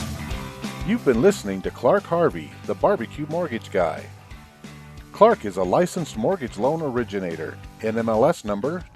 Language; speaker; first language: English; native; English